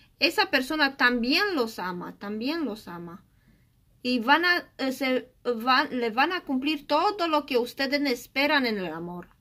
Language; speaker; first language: Spanish; non-native, learner; Romanian